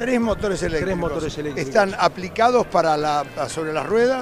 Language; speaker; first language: Spanish; native; Spanish